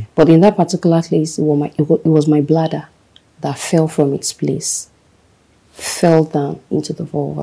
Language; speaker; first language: English; non-native, local second language; Yoruba